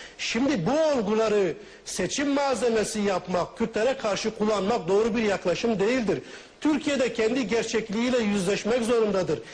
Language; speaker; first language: Turkish; non-native, local second language; Kurdish